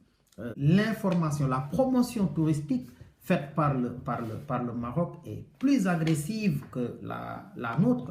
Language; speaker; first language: French; non-native, local second language; Wolof